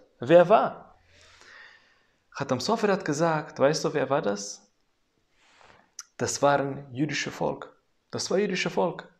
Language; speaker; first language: German; non-native, fluent; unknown